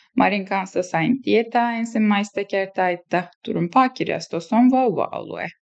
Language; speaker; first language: Finnish; non-native, learner; Turkish